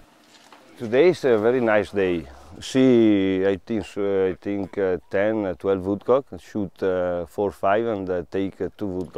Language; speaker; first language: English; non-native, learner; Italian